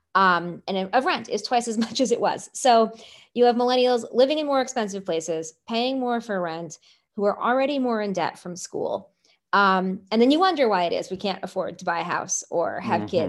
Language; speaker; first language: English; native; English